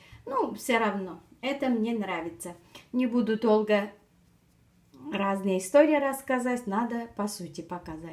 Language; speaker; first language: Russian; non-native, fluent; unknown